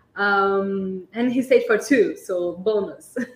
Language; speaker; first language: English; non-native, fluent; Portuguese